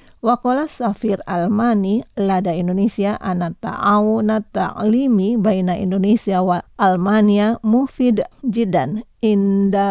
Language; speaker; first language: Arabic; non-native, fluent; Indonesian